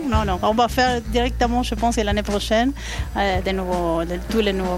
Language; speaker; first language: French; non-native, fluent; Spanish